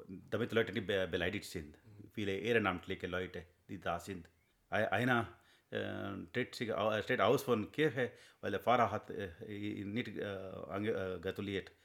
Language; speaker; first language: German; non-native, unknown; Kannada